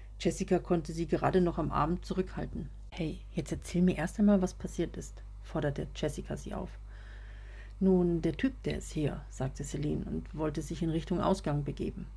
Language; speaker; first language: German; native; German